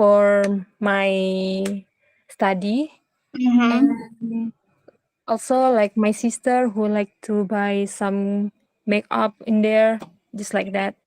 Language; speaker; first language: English; non-native, learner; Indonesian